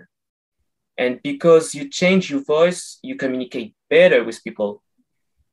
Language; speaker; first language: English; non-native, fluent; French